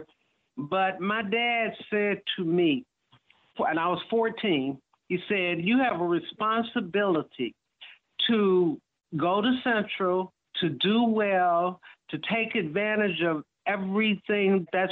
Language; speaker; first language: English; native; English